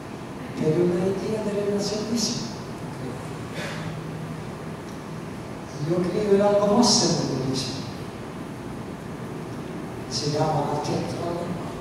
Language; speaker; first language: Spanish; non-native, fluent; Norwegian